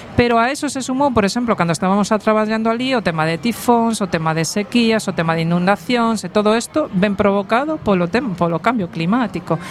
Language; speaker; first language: Galician; non-native, local second language; Spanish